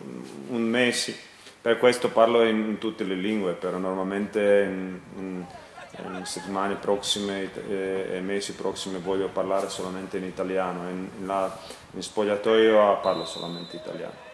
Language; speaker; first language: Italian; non-native, learner; Croatian